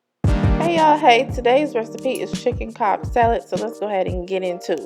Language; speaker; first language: English; native; English